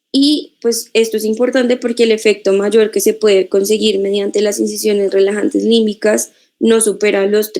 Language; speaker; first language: Spanish; native; Spanish